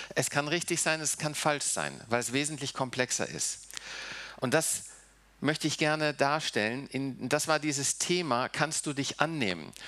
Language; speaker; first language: German; early bilingual, heritage; German